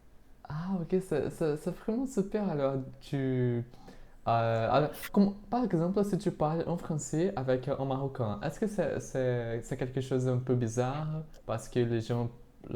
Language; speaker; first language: French; non-native, fluent; Portuguese